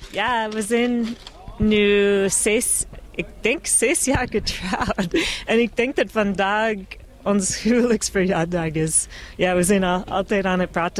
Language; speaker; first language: Dutch; non-native, fluent; English